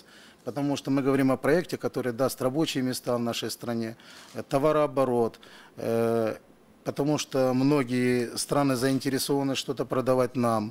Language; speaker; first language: Russian; native; Russian